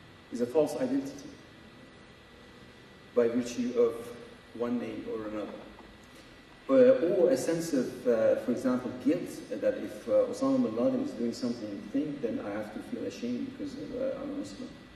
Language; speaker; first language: English; non-native, fluent; Persian